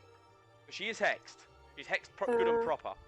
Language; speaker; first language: English; native; English